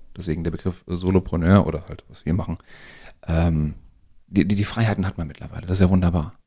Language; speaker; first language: German; native; German